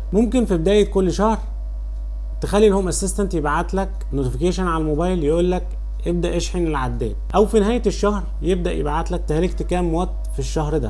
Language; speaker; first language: Arabic; native; Arabic